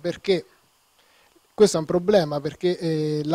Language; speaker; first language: Italian; native; Italian